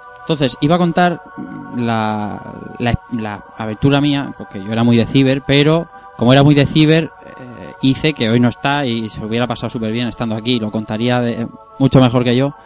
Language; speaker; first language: Spanish; native; Spanish